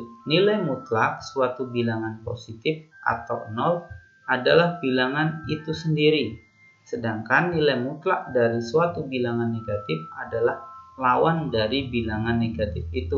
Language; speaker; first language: Indonesian; native; Indonesian